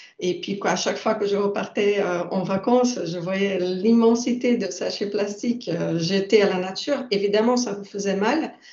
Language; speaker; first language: French; non-native, fluent; Portuguese